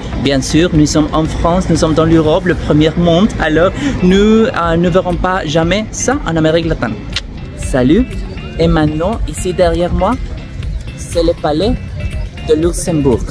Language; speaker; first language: French; non-native, fluent; Spanish